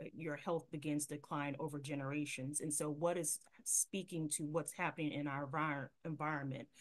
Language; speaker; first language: English; native; English